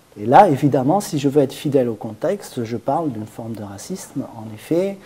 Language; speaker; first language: French; native; French